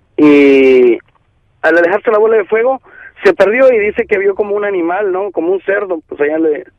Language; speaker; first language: Spanish; native; Spanish